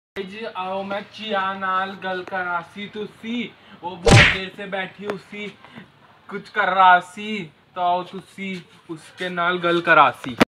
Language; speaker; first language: Punjabi; non-native, learner; Hindi